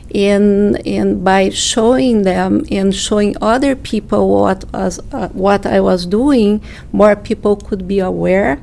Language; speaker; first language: English; non-native, fluent; Portuguese